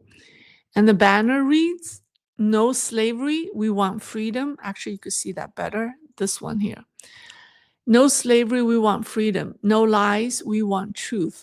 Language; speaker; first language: English; non-native, fluent; Chinese